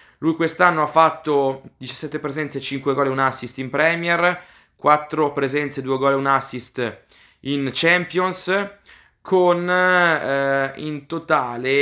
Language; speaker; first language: Italian; native; Italian